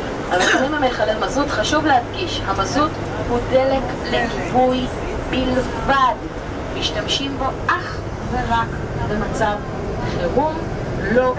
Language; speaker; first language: Hebrew; native; Hebrew